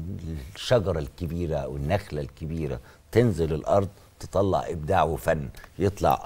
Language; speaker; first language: Arabic; native; Arabic